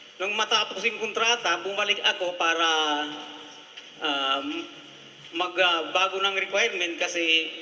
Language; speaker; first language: Filipino; non-native, local second language; Bikol